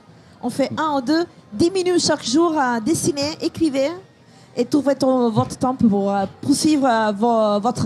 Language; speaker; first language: French; non-native, fluent; Italian